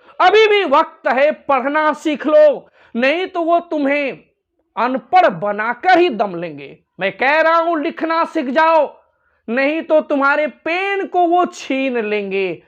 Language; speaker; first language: Hindi; non-native, local second language; Bhojpuri